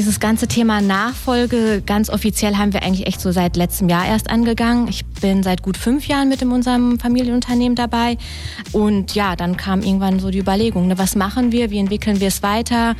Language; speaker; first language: German; native; German